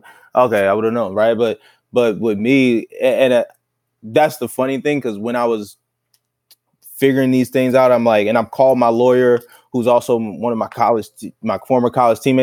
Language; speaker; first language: English; native; English